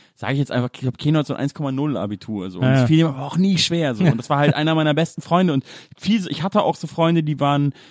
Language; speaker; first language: German; native; German